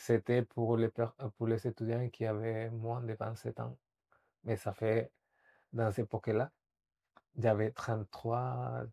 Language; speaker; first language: French; non-native, fluent; Spanish